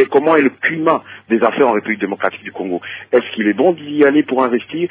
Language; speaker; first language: French; non-native, local second language; Lingala